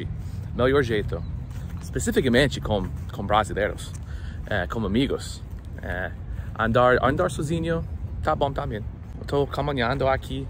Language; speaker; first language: Portuguese; non-native, fluent; English